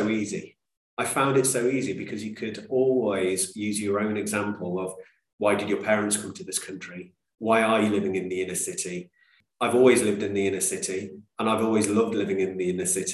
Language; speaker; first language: English; native; English